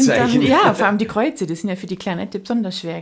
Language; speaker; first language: German; native; German